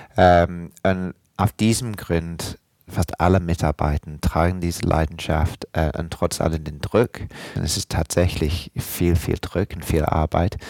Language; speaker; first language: German; non-native, fluent; English